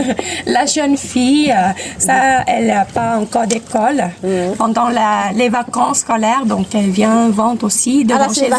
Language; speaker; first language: French; non-native, fluent; Thai